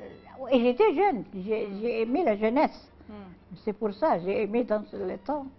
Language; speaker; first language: French; non-native, learner; Arabic